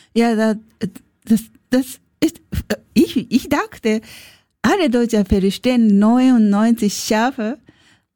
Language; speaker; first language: German; non-native, learner; Japanese